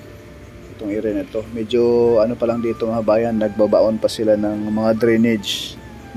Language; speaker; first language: Filipino; native; Filipino